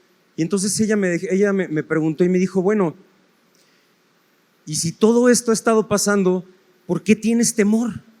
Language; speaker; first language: Spanish; native; Spanish